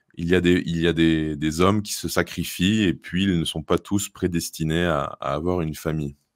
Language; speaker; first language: French; native; French